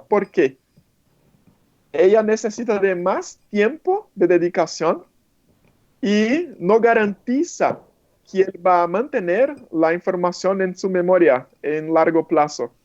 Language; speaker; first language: Spanish; non-native, fluent; Portuguese